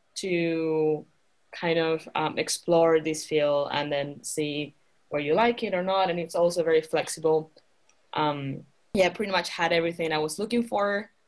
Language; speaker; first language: English; non-native, fluent; Spanish